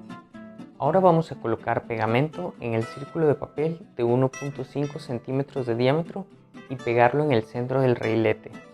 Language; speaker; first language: Spanish; native; Spanish